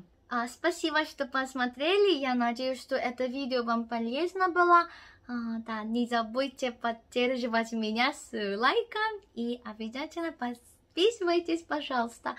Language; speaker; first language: Russian; non-native, learner; Korean